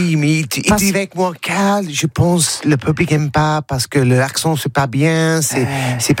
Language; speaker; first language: French; non-native, learner; English